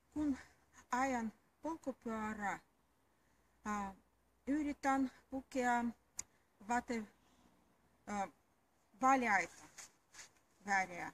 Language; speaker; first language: Finnish; non-native, learner; Russian